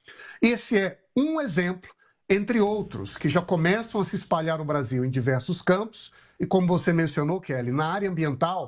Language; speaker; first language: Portuguese; native; Portuguese